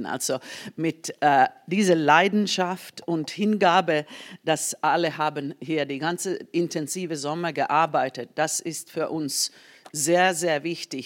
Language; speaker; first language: German; non-native, fluent; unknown